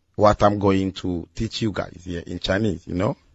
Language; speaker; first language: English; non-native, learner; Lingala